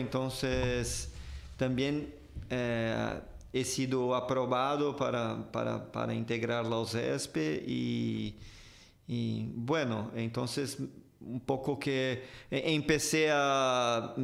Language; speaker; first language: Spanish; non-native, fluent; Portuguese